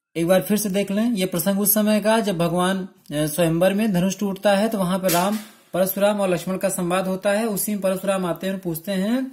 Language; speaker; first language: Hindi; native; Hindi